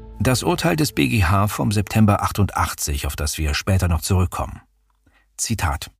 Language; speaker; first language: German; native; German